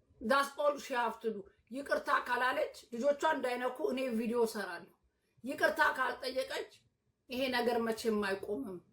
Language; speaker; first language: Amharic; native; Amharic